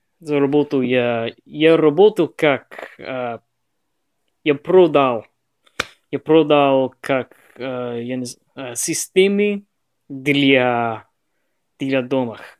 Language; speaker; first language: Russian; non-native, learner; English